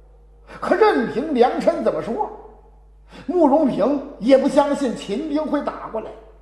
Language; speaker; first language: Chinese; native; Chinese